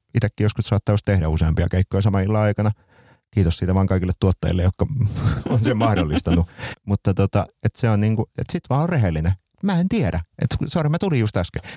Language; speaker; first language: Finnish; native; Finnish